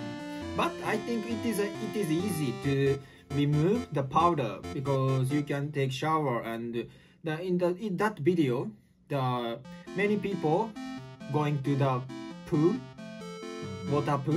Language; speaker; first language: English; non-native, learner; Japanese